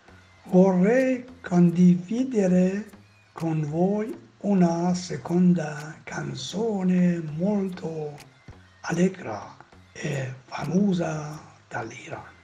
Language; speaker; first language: Italian; non-native, learner; Persian